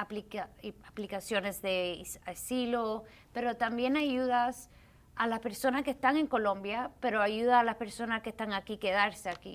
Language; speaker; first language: Spanish; early bilingual, heritage; Spanish